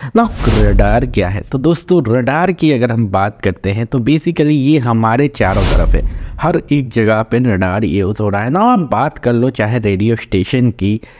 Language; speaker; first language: Hindi; native; Hindi